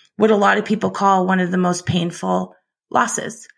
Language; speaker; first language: English; native; English